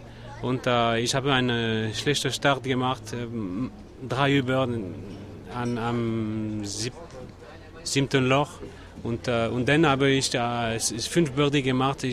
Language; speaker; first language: German; non-native, learner; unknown